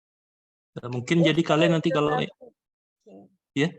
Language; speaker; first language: Indonesian; native; Indonesian